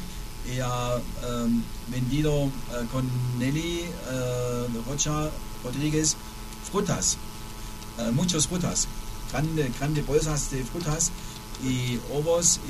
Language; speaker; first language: Spanish; non-native, learner; German